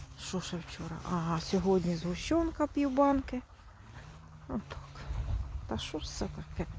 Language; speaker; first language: Ukrainian; native; Ukrainian